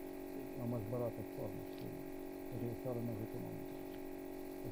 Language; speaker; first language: Spanish; non-native, learner; Slovenian